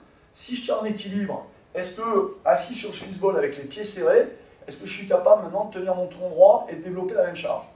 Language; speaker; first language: French; native; French